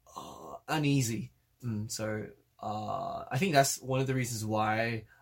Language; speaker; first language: English; early bilingual, other home language; Korean